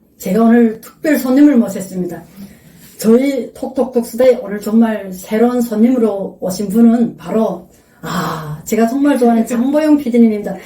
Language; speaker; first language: Korean; native; Korean